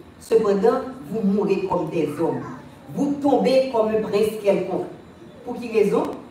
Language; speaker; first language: French; native; French